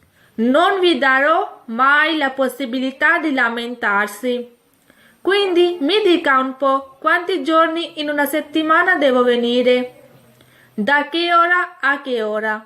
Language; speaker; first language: Italian; non-native, fluent; Urdu